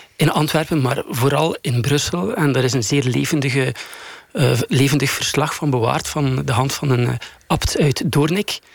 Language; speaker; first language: Dutch; native; Dutch